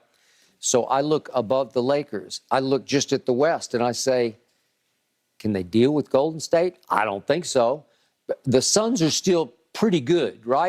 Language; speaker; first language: English; native; English